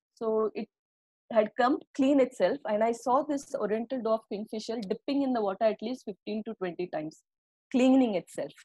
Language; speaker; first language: English; non-native, local second language; Marathi